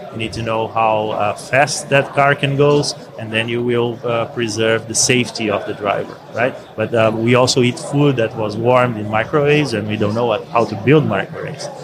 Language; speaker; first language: English; non-native, fluent; Portuguese